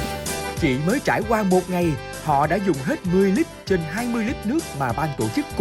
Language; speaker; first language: Vietnamese; native; Vietnamese